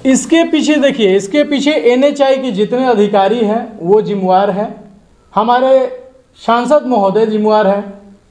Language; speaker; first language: Hindi; native; Hindi